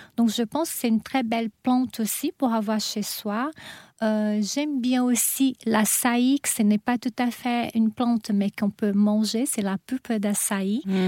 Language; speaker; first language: French; non-native, fluent; Portuguese